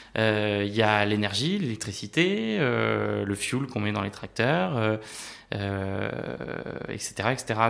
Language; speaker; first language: French; native; French